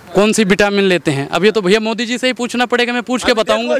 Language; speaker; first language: Hindi; native; Hindi